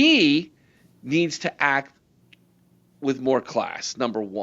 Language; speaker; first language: English; native; English